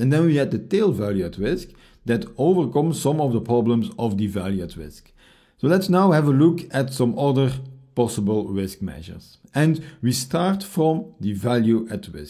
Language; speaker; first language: English; non-native, fluent; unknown